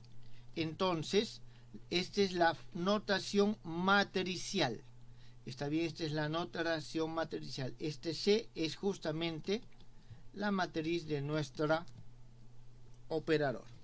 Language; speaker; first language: Spanish; native; Spanish